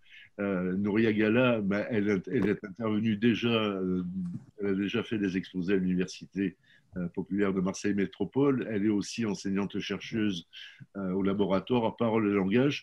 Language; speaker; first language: French; native; French